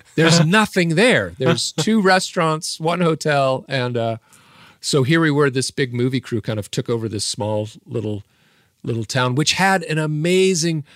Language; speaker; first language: English; native; English